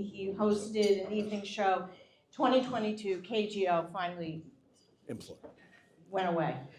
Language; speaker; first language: English; native; English